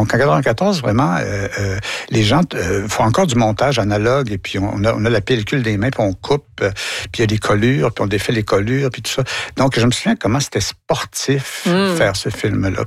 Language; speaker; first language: French; native; French